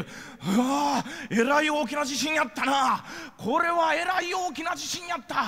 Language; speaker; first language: Japanese; native; Japanese